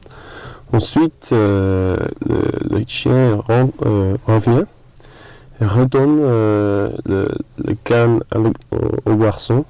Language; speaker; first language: French; non-native, learner; English